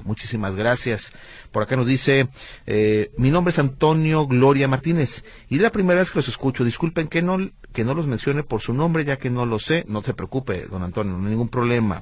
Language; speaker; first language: Spanish; native; Spanish